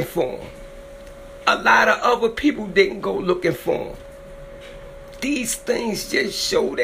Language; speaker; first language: English; native; English